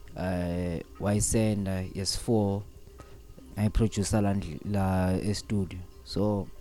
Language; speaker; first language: Zulu; non-native, local second language; Swati